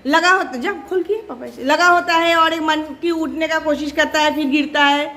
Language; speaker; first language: Hindi; non-native, local second language; Bangla